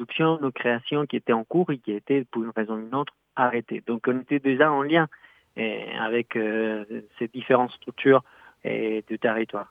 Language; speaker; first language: French; non-native, fluent; Spanish